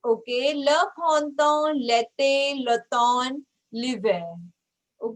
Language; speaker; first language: French; non-native, fluent; Hindi